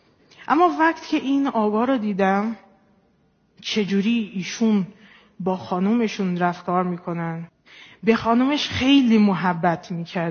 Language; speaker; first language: Persian; non-native, fluent; Portuguese